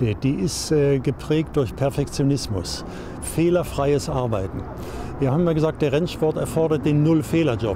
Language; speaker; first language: German; native; German